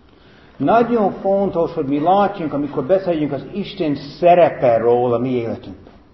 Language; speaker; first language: Hungarian; non-native, fluent; English